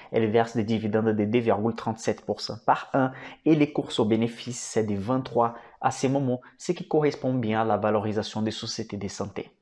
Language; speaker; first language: French; non-native, fluent; Portuguese